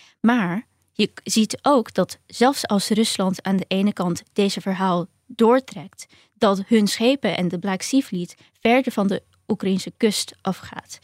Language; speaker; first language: Dutch; early bilingual, other home language; Ukrainian